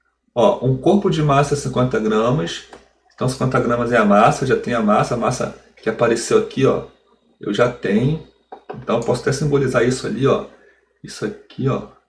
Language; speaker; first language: Portuguese; native; Portuguese